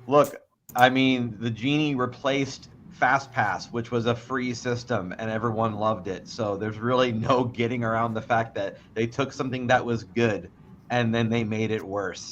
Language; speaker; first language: English; native; English